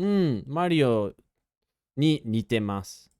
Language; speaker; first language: Japanese; non-native, fluent; English